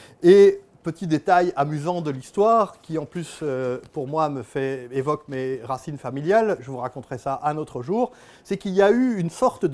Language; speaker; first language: French; native; French